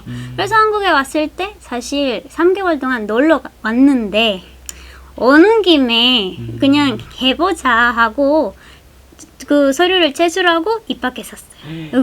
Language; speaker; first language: Korean; non-native, fluent; Spanish